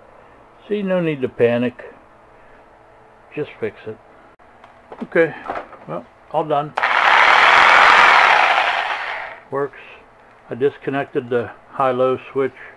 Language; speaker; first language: English; native; English